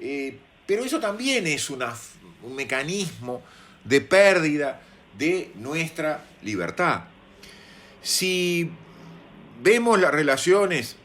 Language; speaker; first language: Spanish; native; Spanish